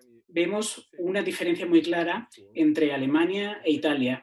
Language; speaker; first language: Spanish; non-native, fluent; Turkish